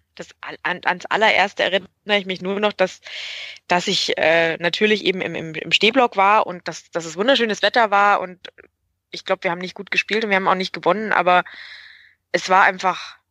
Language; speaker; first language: German; native; German